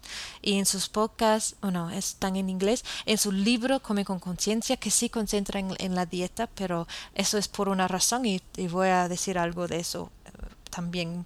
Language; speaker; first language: Spanish; non-native, fluent; English